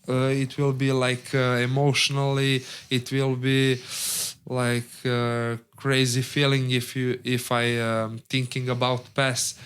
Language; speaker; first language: English; non-native, learner; Serbian